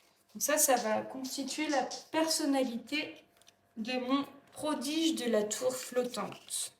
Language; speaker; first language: French; native; French